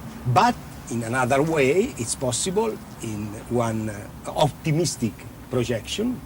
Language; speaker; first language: English; non-native, learner; Italian